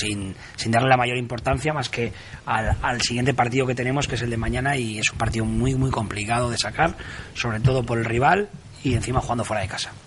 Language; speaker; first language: Spanish; native; Spanish